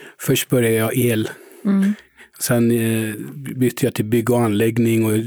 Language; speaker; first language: Swedish; early bilingual, other home language; Persian